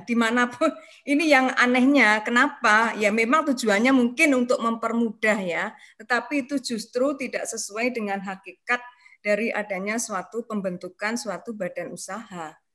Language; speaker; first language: Indonesian; native; Indonesian